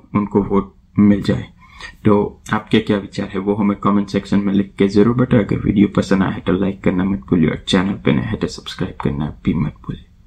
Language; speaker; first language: Hindi; native; Hindi